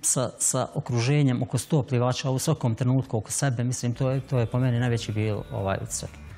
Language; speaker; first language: Croatian; native; Croatian